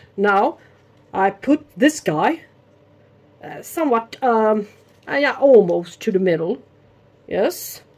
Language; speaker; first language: English; non-native, fluent; Swedish